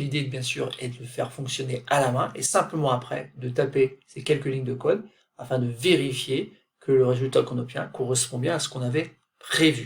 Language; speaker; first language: French; native; French